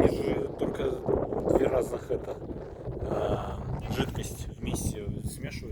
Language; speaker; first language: Russian; early bilingual, heritage; Russian